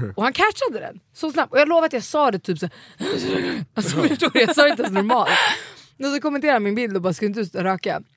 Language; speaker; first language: Swedish; early bilingual, other home language; Kurdish